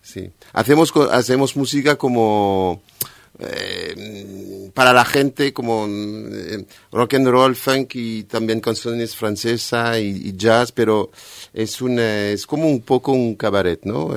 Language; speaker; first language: Spanish; non-native, fluent; French